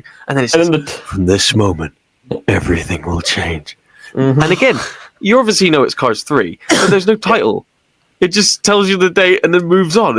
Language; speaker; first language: English; native; English